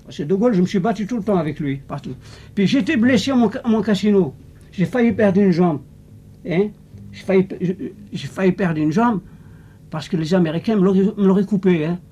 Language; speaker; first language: French; non-native, local second language; Arabic